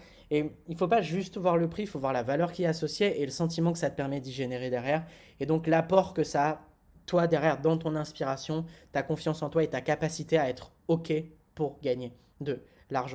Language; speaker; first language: French; native; French